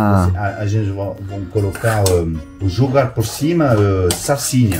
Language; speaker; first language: Portuguese; non-native, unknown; French